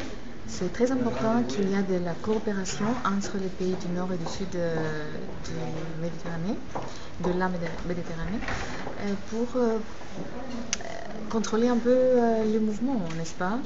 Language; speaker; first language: French; non-native, fluent; Greek